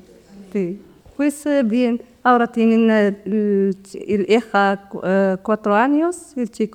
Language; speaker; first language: Spanish; non-native, learner; Arabic